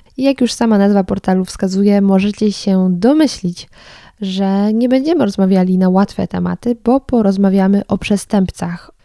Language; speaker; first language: Polish; native; Polish